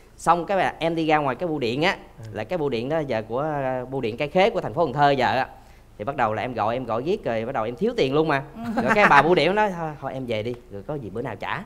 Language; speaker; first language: Vietnamese; native; Vietnamese